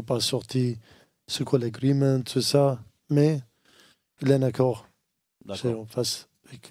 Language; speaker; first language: French; non-native, learner; Arabic